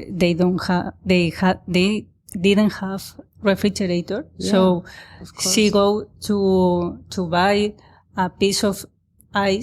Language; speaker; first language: English; non-native, learner; Spanish